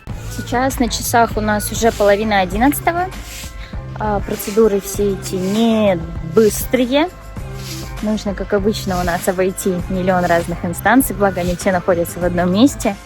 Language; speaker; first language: Russian; native; Russian